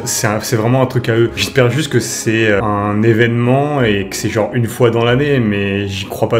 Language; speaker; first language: French; native; French